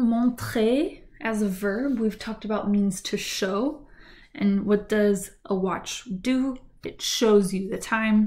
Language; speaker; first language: English; native; English